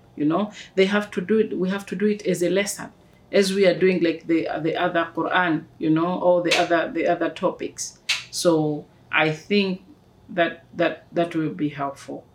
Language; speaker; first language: English; non-native, local second language; Swahili